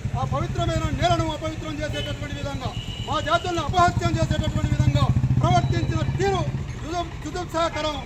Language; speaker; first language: Telugu; non-native, local second language; Lambadi